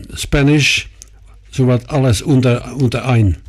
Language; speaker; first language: German; non-native, fluent; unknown